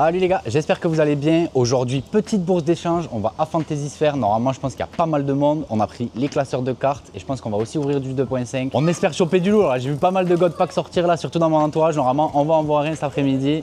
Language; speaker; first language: French; native; French